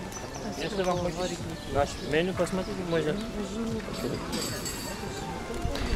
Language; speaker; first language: Russian; non-native, learner; Turkish